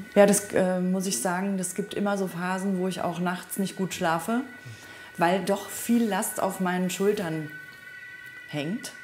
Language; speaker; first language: German; native; German